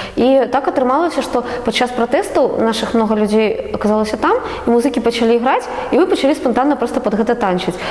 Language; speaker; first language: Belarusian; native; Belarusian